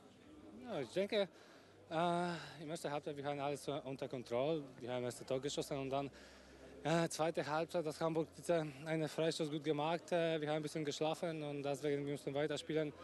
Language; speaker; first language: German; non-native, fluent; Polish